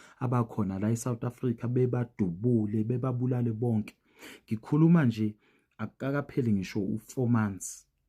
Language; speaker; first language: Zulu; native; Zulu